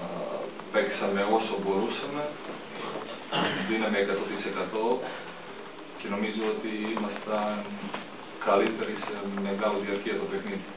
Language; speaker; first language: Greek; non-native, fluent; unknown